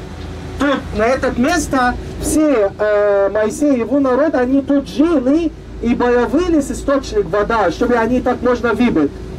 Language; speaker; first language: Russian; non-native, learner; Arabic